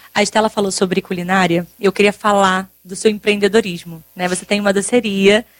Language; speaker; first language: Portuguese; native; Portuguese